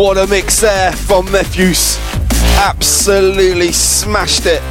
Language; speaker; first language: English; native; English